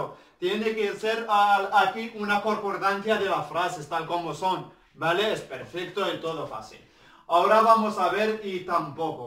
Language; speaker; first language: Spanish; non-native, learner; Arabic